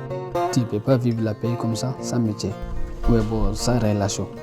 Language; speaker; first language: French; non-native, learner; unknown